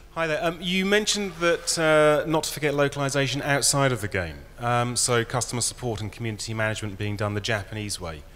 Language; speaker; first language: English; non-native, fluent; German